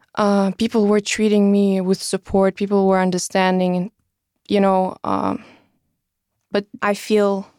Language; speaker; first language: English; non-native, fluent; Russian